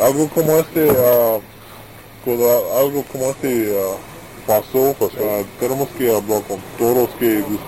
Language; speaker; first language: Spanish; non-native, learner; English